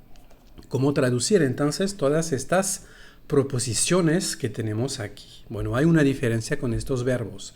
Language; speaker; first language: Spanish; non-native, fluent; French